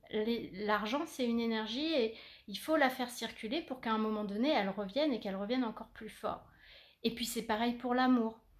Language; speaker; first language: French; native; French